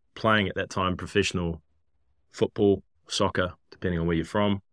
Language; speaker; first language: English; native; English